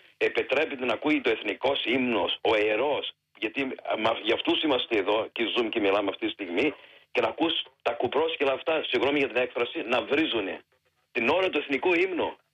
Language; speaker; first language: Greek; early bilingual, heritage; Greek